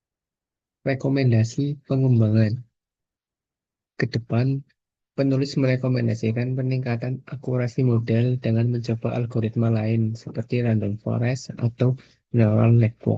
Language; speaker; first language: Indonesian; native; Indonesian